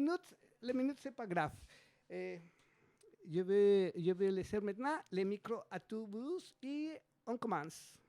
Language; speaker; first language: French; non-native, learner; Spanish